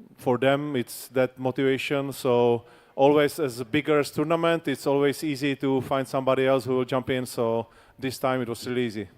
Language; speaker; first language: English; non-native, fluent; Czech